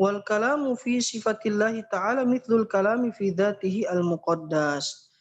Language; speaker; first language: Arabic; non-native, fluent; Indonesian